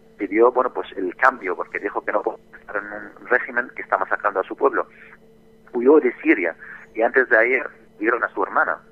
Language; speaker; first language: Spanish; non-native, fluent; Arabic